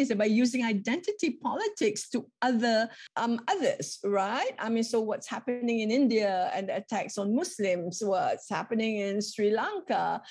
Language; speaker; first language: English; non-native, local second language; Malay